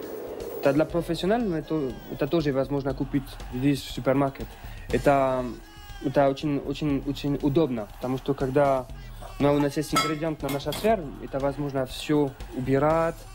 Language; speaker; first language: Russian; non-native, learner; French